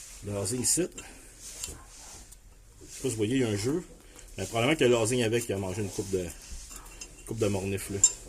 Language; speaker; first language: French; native; French